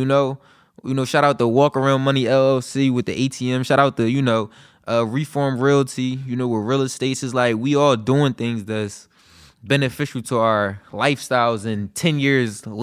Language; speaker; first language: English; native; English